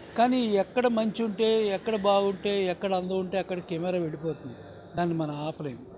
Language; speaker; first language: Telugu; native; Telugu